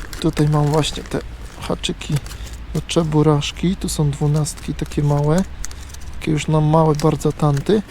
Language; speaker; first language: Polish; native; Polish